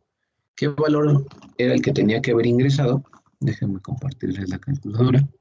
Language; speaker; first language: Spanish; native; Spanish